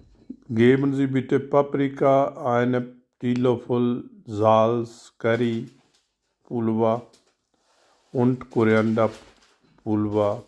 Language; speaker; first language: German; non-native, learner; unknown